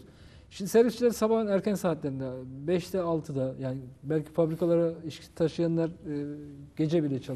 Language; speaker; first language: Turkish; native; Turkish